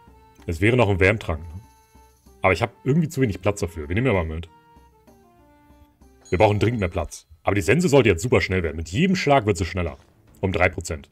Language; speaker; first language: German; native; German